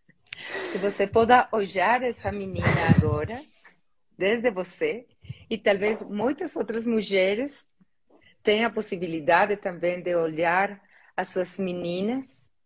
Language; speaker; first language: Portuguese; non-native, learner; Spanish